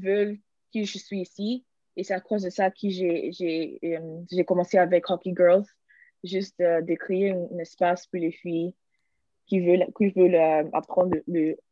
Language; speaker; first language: French; non-native, learner; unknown